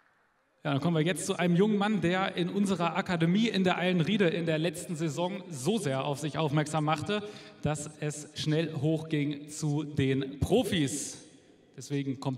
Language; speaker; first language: German; native; German